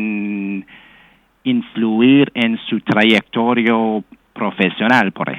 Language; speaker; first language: Spanish; non-native, fluent; English